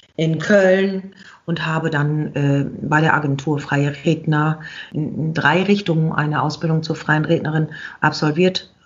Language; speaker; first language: German; native; German